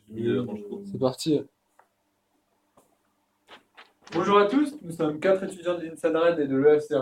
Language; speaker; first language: French; native; French